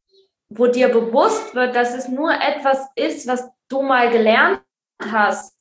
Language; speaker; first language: German; native; German